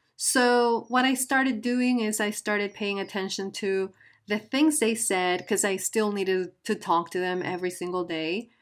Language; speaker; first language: English; non-native, fluent; Spanish